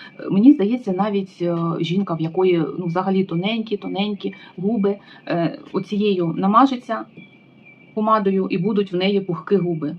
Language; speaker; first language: Ukrainian; native; Ukrainian